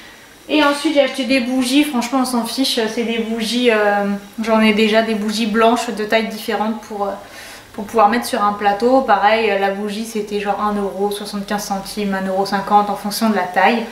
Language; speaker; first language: French; native; French